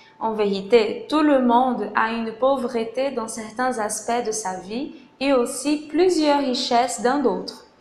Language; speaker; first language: French; non-native, fluent; Portuguese